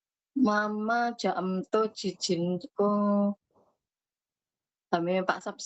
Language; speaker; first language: Chinese; non-native, learner; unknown